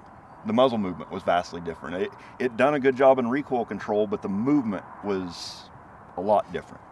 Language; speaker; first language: English; native; English